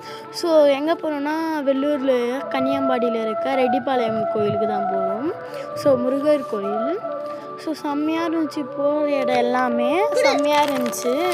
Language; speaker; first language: Tamil; native; Tamil